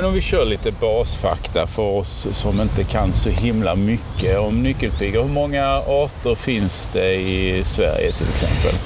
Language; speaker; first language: Swedish; native; Swedish